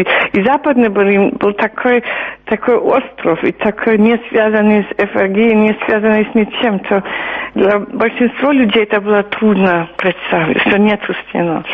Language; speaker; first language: Russian; non-native, fluent; German